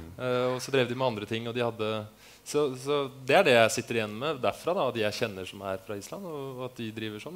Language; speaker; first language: Norwegian; native; Norwegian